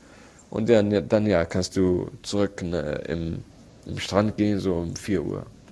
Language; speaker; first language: German; non-native, learner; Arabic